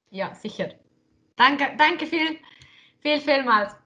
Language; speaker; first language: German; non-native, local second language; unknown